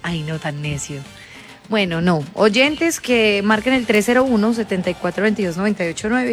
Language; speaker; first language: Spanish; native; Spanish